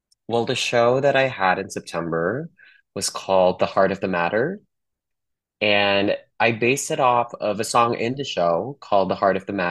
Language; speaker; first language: English; non-native, local second language; Filipino